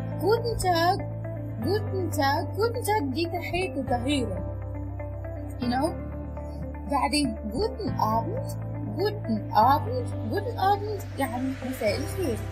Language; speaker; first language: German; non-native, learner; Arabic